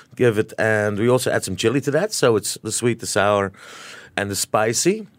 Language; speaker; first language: English; native; English